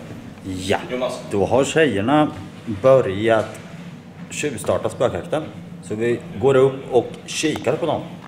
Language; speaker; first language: Swedish; native; Swedish